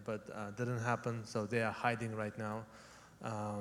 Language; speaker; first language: English; non-native, fluent; Uzbek